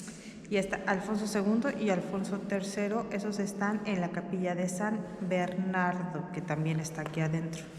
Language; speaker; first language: Spanish; native; Spanish